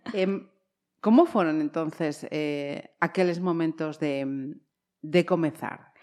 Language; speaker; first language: Galician; native; Galician